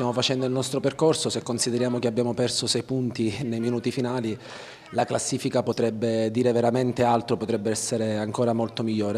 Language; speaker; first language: Italian; native; Italian